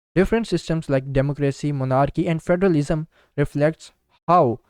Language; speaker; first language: English; non-native, local second language; Urdu